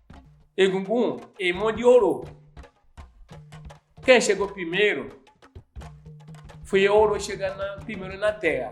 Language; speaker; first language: Portuguese; non-native, learner; Yoruba